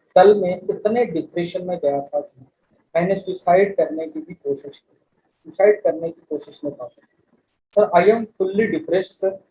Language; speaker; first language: Hindi; native; Hindi